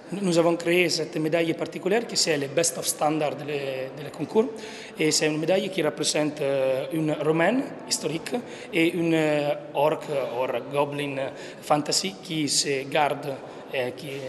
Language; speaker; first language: French; non-native, learner; Italian